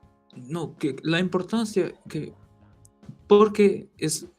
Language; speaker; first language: Spanish; non-native, learner; Portuguese